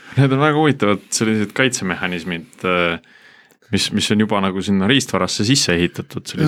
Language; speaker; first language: Estonian; native; Estonian